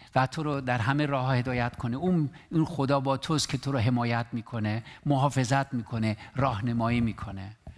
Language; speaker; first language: Persian; non-native, local second language; Armenian